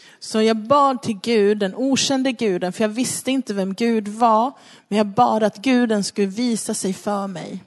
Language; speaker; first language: Swedish; non-native, fluent; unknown